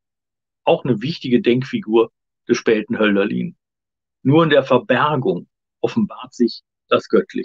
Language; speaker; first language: German; native; German